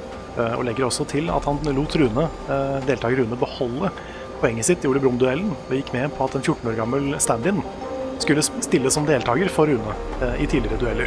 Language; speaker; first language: Norwegian; native; Norwegian